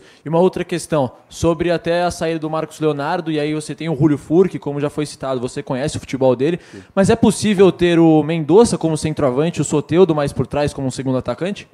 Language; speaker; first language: Portuguese; native; Portuguese